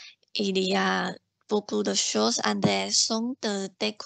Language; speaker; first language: French; non-native, learner; Chinese